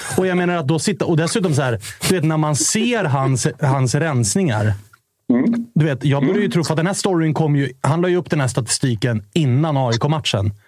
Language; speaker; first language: Swedish; native; Swedish